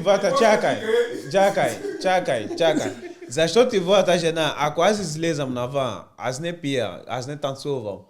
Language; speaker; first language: Bulgarian; non-native, learner; Portuguese